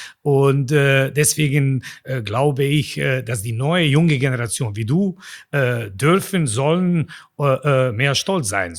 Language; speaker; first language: German; non-native, fluent; Bosnian